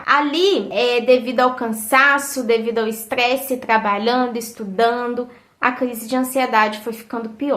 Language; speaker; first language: Portuguese; native; Portuguese